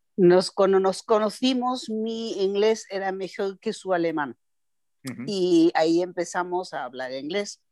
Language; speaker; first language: Spanish; non-native, fluent; German